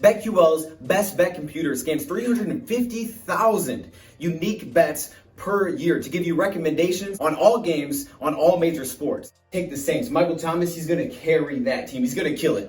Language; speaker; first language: English; native; English